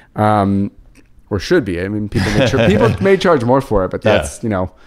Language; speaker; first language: English; native; English